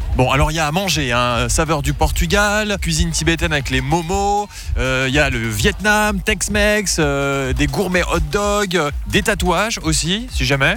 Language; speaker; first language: French; native; French